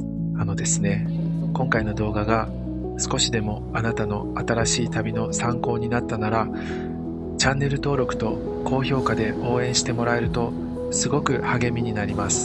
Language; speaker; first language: Japanese; native; Japanese